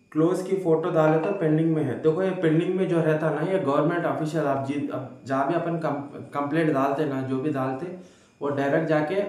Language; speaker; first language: Hindi; non-native, local second language; Telugu